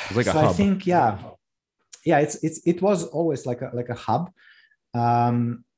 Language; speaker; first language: English; non-native, fluent; Croatian